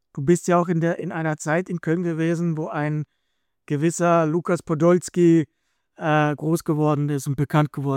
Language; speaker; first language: German; native; German